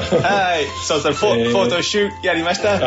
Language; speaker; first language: Japanese; non-native, fluent; English